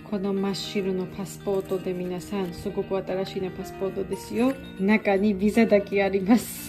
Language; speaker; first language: Japanese; non-native, learner; Georgian